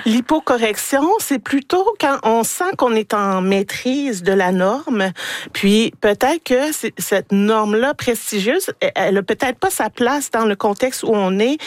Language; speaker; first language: French; native; French